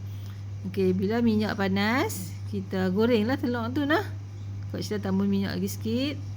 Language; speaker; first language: Malay; native; Malay